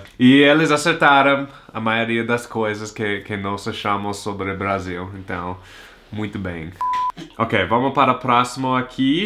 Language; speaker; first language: Portuguese; non-native, learner; English